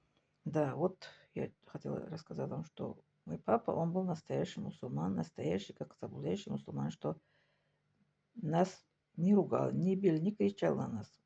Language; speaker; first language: Russian; non-native, local second language; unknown